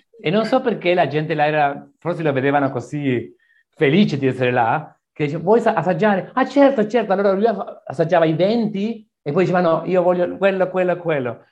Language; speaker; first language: Italian; non-native, learner; Spanish